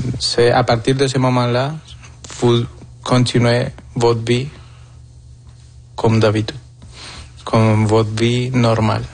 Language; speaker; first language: French; non-native, fluent; Spanish